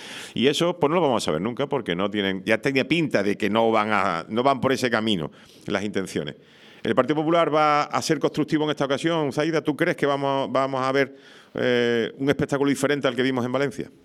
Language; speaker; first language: Spanish; native; Spanish